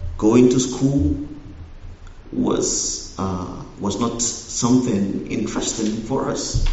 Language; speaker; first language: English; non-native, local second language; Hausa